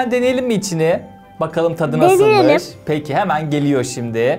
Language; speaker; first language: Turkish; native; Turkish